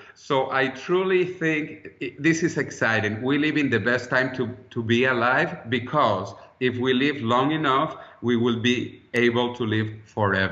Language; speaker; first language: English; non-native, fluent; Spanish